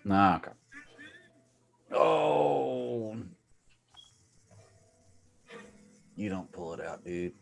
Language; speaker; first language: English; native; English